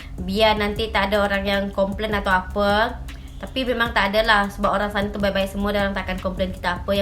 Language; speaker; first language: Malay; native; Malay